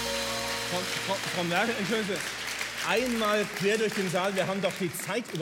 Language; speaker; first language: German; native; German